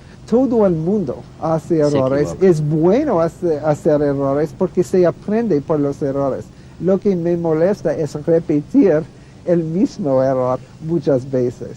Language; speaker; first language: Spanish; non-native, fluent; English